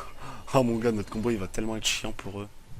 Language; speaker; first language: French; native; French